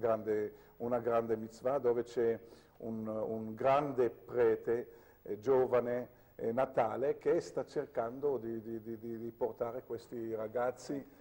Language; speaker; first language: Italian; non-native, fluent; Hebrew